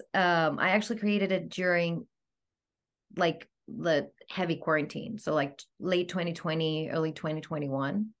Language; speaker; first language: English; non-native, fluent; Greek